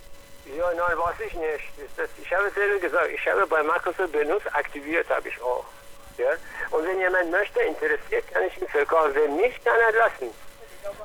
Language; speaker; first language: German; non-native, learner; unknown